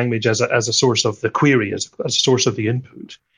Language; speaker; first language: English; native; English